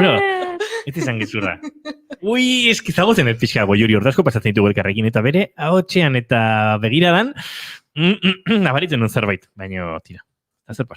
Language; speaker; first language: Basque; native; Basque